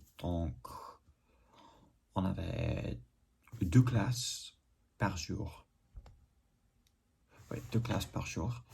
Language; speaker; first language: French; non-native, learner; English